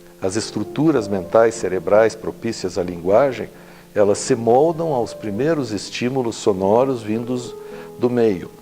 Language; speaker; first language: Portuguese; native; Portuguese